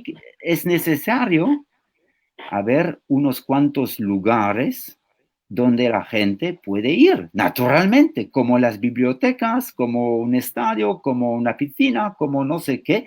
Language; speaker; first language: Spanish; non-native, fluent; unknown